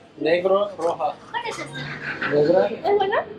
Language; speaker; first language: Spanish; non-native, learner; Turkish